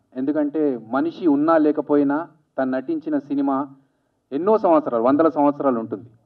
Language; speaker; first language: Telugu; native; Telugu